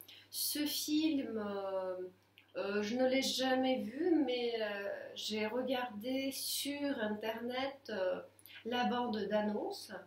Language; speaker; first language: French; non-native, fluent; Russian